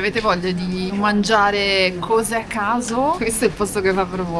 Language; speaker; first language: Italian; native; Italian